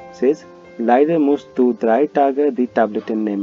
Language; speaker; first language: German; non-native, fluent; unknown